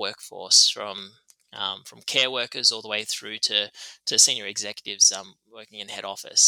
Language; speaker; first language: English; native; English